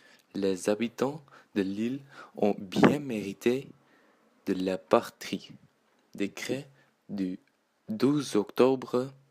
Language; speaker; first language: French; native; French